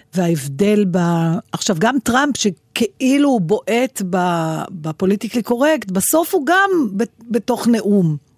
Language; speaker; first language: Hebrew; native; Hebrew